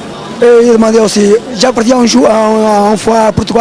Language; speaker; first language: French; non-native, learner; Portuguese